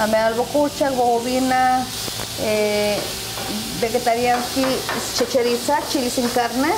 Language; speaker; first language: Polish; non-native, learner; Spanish